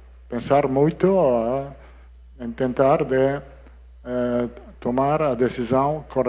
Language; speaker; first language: Portuguese; non-native, learner; Italian